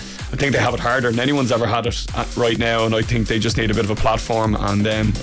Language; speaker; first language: English; native; English